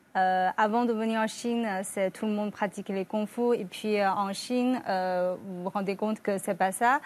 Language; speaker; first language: French; non-native, fluent; Chinese